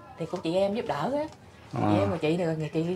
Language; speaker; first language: Vietnamese; native; Vietnamese